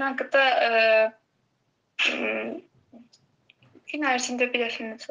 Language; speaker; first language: Russian; non-native, learner; Azerbaijani